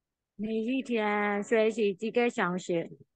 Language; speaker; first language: Chinese; non-native, learner; Burmese